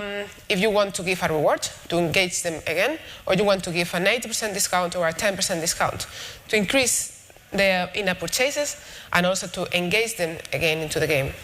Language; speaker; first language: English; non-native, fluent; Spanish